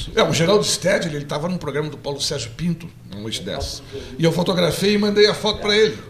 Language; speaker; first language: Portuguese; native; Portuguese